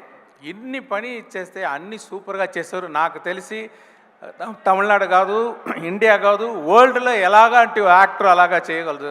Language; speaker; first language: Telugu; non-native, local second language; Tamil